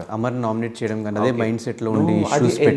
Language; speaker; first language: Telugu; native; Telugu